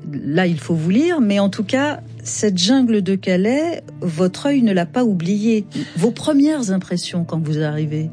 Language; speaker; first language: French; native; French